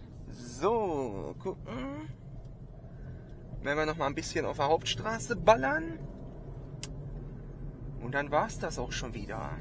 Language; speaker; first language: German; native; German